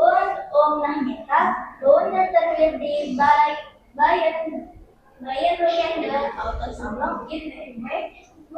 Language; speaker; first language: German; non-native, learner; Indonesian